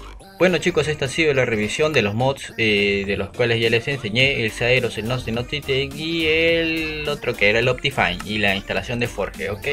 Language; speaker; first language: Spanish; native; Spanish